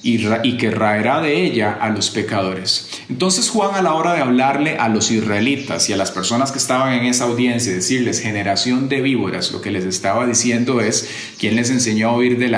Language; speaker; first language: Spanish; native; Spanish